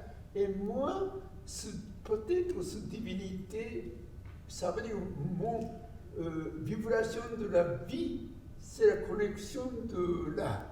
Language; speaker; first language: French; non-native, learner; Japanese